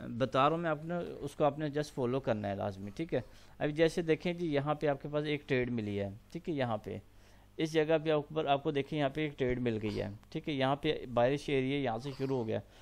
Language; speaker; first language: Urdu; non-native, local second language; Punjabi